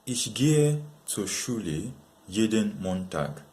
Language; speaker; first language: German; non-native, learner; Yoruba